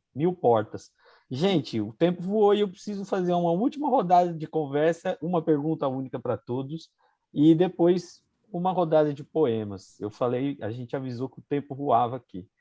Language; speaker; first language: Portuguese; native; Portuguese